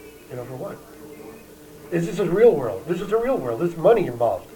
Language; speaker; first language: English; early bilingual, other home language; Spanish